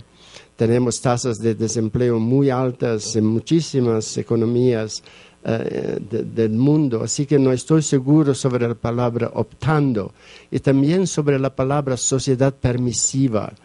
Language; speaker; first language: Spanish; non-native, fluent; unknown